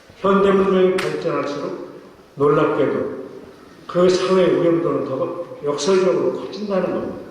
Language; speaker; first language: Korean; native; Korean